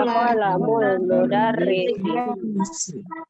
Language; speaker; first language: Arabic; non-native, learner; Indonesian